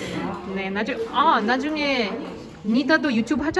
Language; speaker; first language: Korean; non-native, learner; Russian